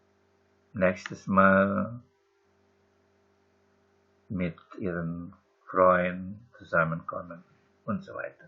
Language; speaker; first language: German; non-native, fluent; Indonesian